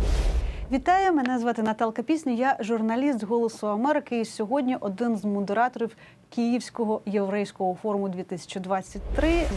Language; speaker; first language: Ukrainian; native; Ukrainian